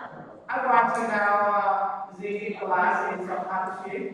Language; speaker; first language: English; non-native, learner; Vietnamese